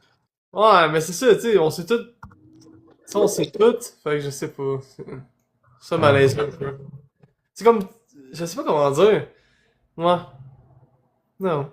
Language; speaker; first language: French; native; French